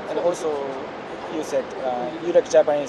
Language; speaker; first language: English; non-native, fluent; Japanese